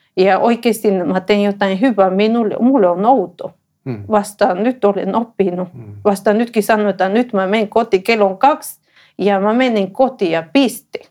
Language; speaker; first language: Finnish; non-native, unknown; Spanish